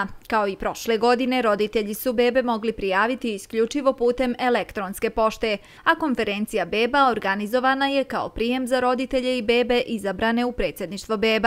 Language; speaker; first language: Serbian; native; Serbian